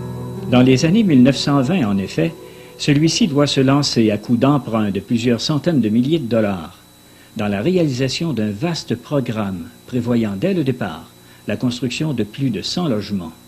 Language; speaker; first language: French; native; French